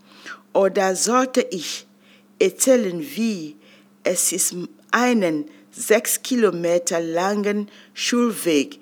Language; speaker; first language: German; non-native, fluent; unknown